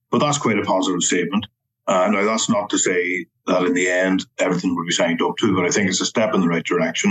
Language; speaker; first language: English; native; English